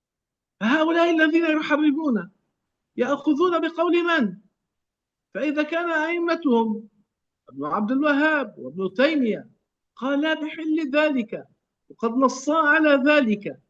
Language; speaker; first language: Arabic; native; Arabic